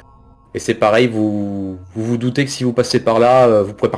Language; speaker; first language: French; native; French